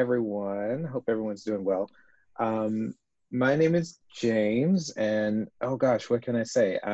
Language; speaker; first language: English; native; English